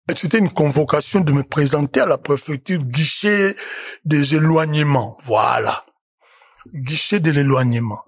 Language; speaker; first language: French; non-native, local second language; Lingala